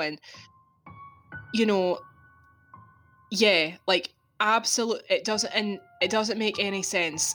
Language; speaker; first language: English; native; English